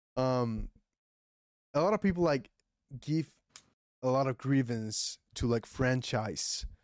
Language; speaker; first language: English; non-native, fluent; Spanish